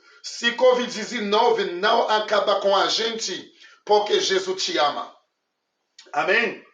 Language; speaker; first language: Portuguese; non-native, learner; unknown